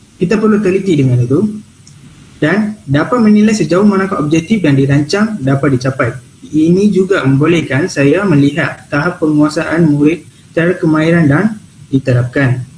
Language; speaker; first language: Malay; non-native, local second language; Tamil